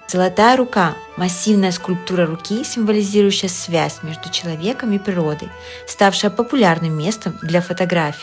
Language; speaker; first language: Russian; native; Russian